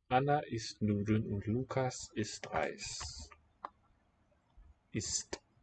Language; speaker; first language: German; non-native, learner; English